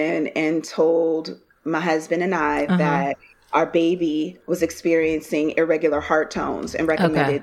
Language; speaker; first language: English; native; English